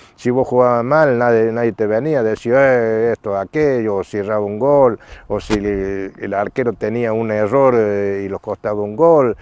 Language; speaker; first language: Spanish; native; Spanish